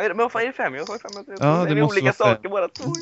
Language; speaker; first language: Swedish; native; Swedish